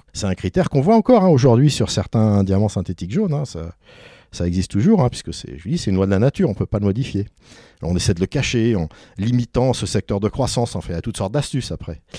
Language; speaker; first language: French; native; French